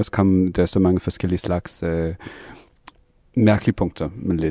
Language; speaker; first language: Danish; non-native, fluent; English